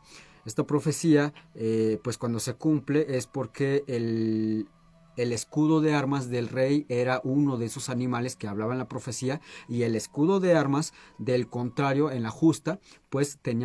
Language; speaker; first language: Spanish; native; Spanish